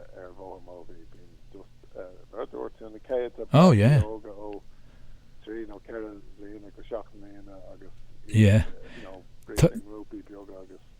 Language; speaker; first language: Irish; non-native, local second language; English